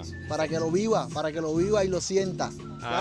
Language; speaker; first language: Spanish; native; Spanish